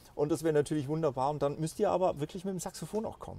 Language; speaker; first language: German; native; German